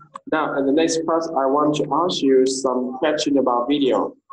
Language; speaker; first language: English; non-native, fluent; Vietnamese